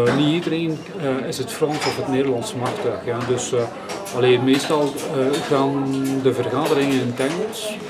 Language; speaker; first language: Dutch; non-native, local second language; French